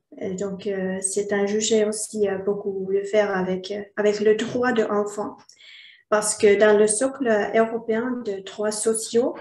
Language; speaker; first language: French; non-native, learner; Finnish